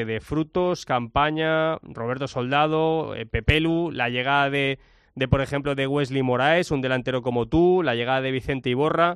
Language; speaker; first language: Spanish; native; Spanish